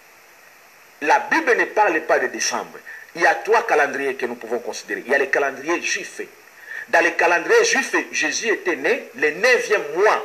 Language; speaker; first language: French; non-native, local second language; Lingala